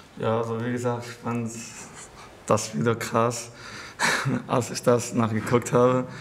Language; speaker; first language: German; non-native, learner; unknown